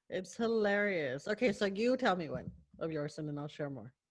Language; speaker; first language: English; early bilingual, other home language; Spanish